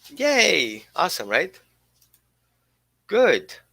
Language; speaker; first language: English; non-native, fluent; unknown